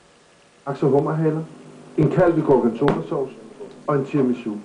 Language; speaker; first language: Danish; native; Danish